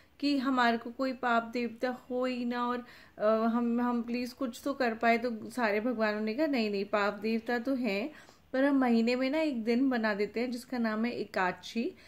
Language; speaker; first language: Hindi; native; Hindi